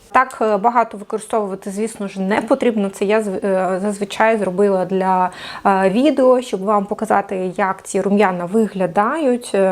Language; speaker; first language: Ukrainian; non-native, local second language; Russian